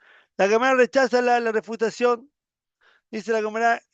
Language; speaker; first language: Spanish; native; Spanish